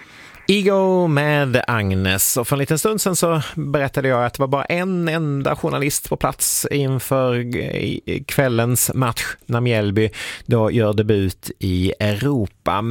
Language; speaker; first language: Swedish; native; Swedish